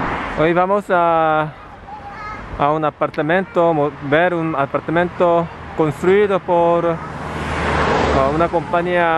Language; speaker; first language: Spanish; non-native, fluent; Korean